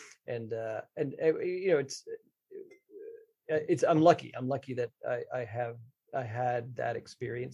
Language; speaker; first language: English; native; English